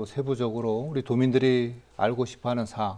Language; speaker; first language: Korean; native; Korean